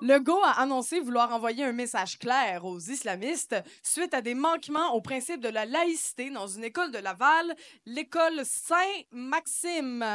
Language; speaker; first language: French; native; French